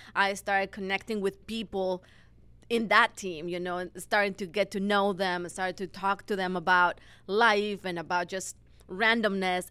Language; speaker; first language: English; non-native, fluent; Spanish